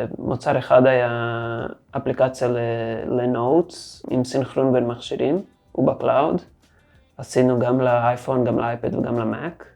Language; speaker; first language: Hebrew; non-native, fluent; Portuguese